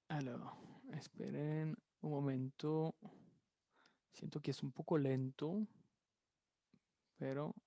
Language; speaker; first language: Spanish; non-native, fluent; French